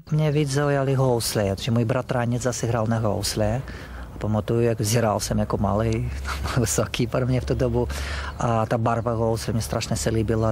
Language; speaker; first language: Czech; non-native, fluent; Russian